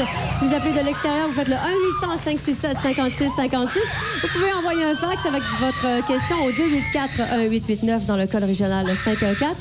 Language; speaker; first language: French; native; French